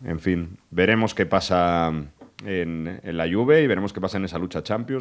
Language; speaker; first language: Spanish; native; Spanish